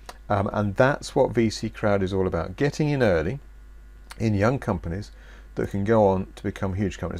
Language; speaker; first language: English; native; English